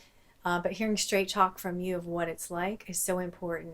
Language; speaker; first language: English; native; English